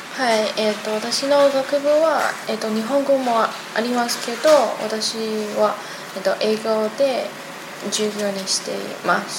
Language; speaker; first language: Japanese; non-native, learner; Chinese